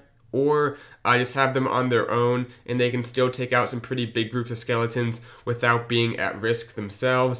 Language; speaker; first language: English; native; English